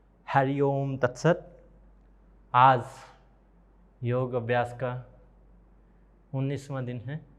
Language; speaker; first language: Hindi; native; Hindi